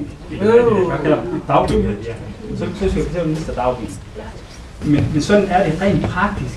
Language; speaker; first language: Danish; non-native, fluent; Somali